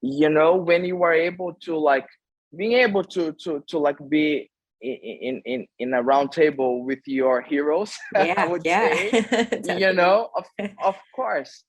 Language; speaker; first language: English; non-native, fluent; Portuguese